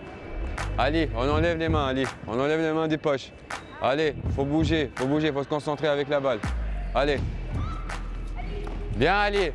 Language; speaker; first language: French; non-native, local second language; Arabic